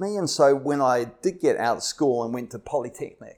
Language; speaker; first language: English; native; English